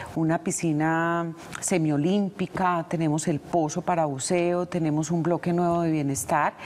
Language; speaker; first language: Spanish; native; Spanish